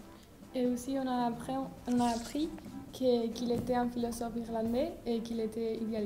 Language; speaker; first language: French; non-native, fluent; Spanish